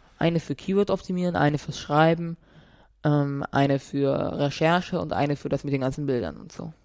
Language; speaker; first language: German; native; German